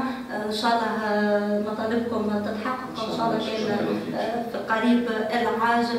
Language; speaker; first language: Arabic; native; Arabic